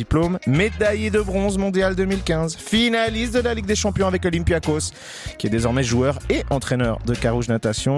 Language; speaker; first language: French; native; French